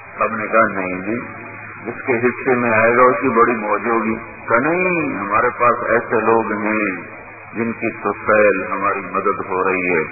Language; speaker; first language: Urdu; non-native, local second language; Punjabi